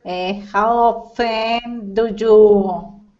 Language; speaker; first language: English; non-native, learner; Spanish